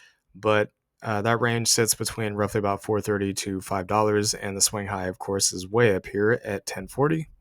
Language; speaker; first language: English; native; English